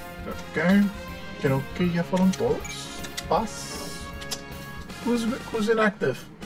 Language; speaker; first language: Spanish; native; Spanish